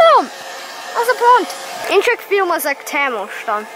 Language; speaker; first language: Hungarian; early bilingual, heritage; English